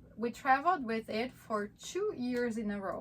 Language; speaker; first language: English; non-native, fluent; Portuguese